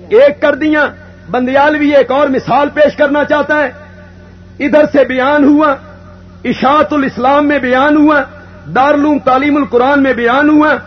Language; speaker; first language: Urdu; non-native, local second language; Punjabi